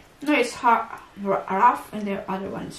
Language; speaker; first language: English; non-native, learner; Filipino